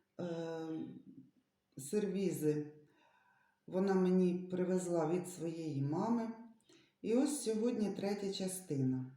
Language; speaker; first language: Ukrainian; non-native, local second language; Russian